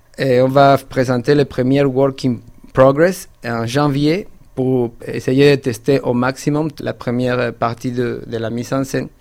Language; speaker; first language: French; non-native, fluent; Spanish